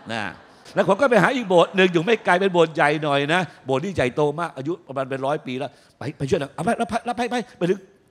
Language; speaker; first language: Thai; native; Thai